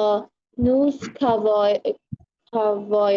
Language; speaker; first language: French; non-native, learner; Bangla